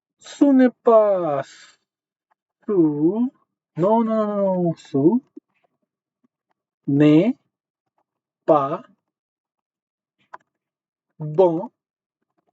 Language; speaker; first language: French; non-native, learner; English